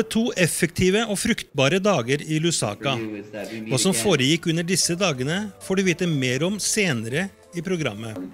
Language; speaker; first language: Norwegian; native; Norwegian